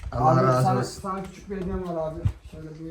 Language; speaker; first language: Turkish; native; Turkish